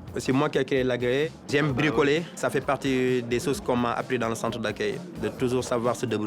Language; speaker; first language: French; non-native, local second language; Wolof